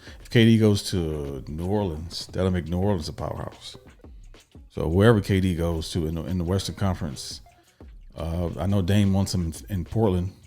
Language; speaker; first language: English; native; English